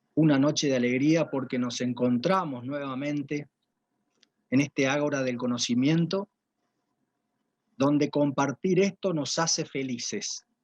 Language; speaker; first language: Spanish; native; Spanish